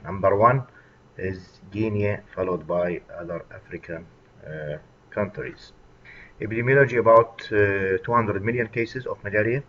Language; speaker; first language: English; non-native, fluent; Arabic